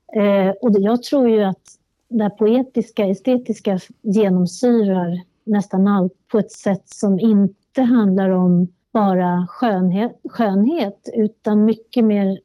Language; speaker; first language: Swedish; native; Swedish